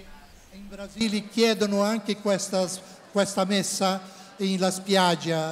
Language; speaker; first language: Italian; non-native, learner; Portuguese